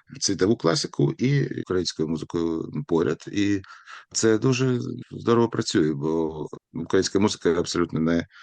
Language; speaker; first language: Ukrainian; non-native, local second language; Russian